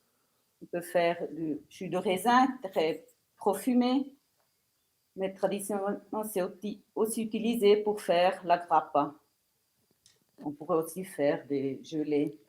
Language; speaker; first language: French; non-native, local second language; Italian